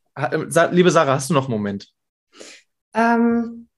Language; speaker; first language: German; native; German